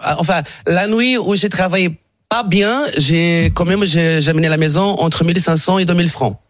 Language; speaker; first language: French; non-native, fluent; Portuguese